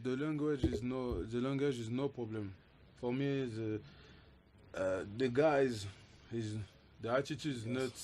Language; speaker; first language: English; non-native, learner; French